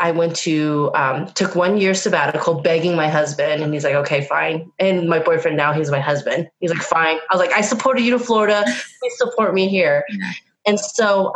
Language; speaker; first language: English; native; English